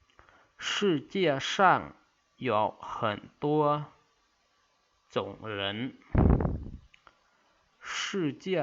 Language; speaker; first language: Chinese; non-native, fluent; Lao